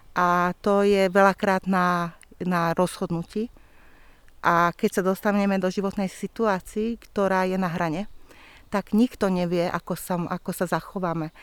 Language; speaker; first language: Slovak; non-native, local second language; Hungarian